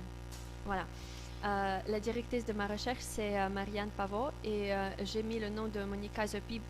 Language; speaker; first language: French; non-native, learner; Russian